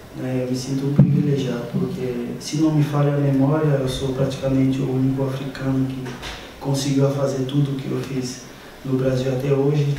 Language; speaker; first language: Portuguese; non-native, fluent; French